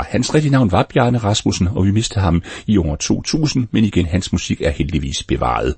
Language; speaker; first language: Danish; native; Danish